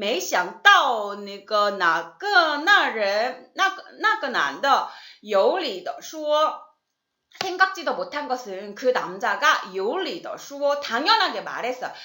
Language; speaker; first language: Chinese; non-native, fluent; Korean